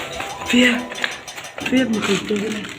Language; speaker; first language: Arabic; native; Arabic